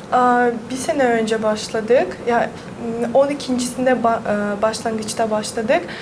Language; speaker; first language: Turkish; non-native, fluent; Russian